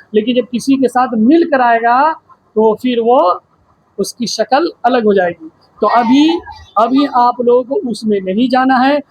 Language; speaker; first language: Hindi; native; Hindi